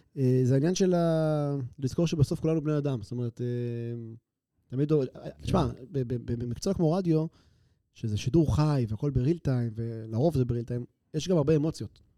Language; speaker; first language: Hebrew; native; Hebrew